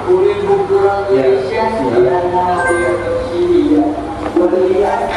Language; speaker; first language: Arabic; non-native, learner; Indonesian